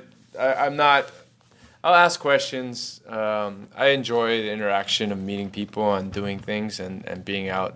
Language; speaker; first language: English; native; English